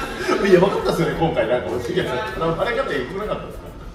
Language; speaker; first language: Japanese; native; Japanese